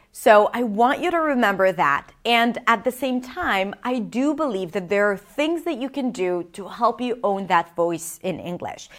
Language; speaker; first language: English; non-native, fluent; Hebrew